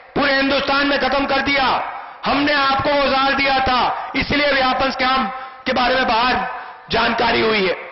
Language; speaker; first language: Hindi; native; Hindi